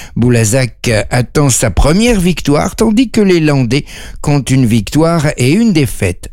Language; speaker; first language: French; native; French